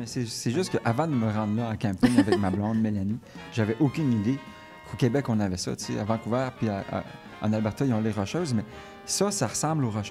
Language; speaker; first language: French; native; French